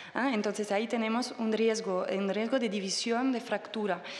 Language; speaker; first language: Spanish; non-native, fluent; French